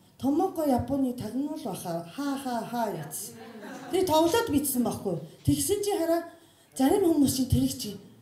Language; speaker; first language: Mongolian; non-native, fluent; Japanese